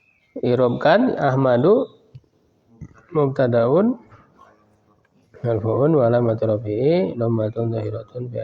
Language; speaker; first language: Arabic; non-native, fluent; Indonesian